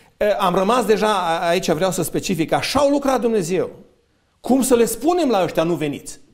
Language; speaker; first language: Romanian; native; Romanian